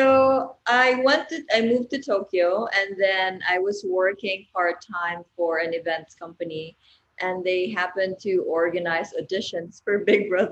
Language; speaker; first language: English; non-native, local second language; Cebuano